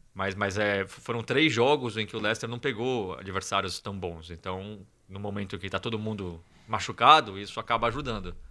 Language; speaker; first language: Portuguese; native; Portuguese